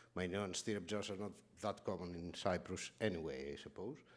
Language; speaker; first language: English; non-native, fluent; Greek